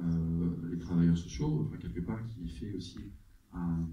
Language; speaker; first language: French; native; French